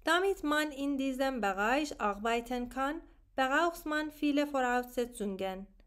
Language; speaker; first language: German; non-native, learner; Persian